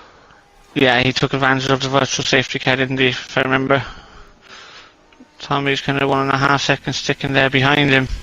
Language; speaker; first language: English; native; English